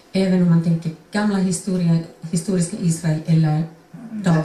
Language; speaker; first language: Swedish; non-native, fluent; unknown